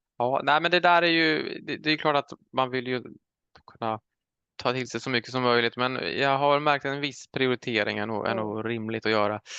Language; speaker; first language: Swedish; native; Swedish